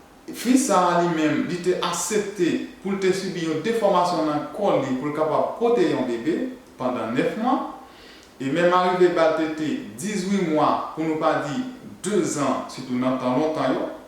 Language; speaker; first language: French; non-native, learner; Haitian Creole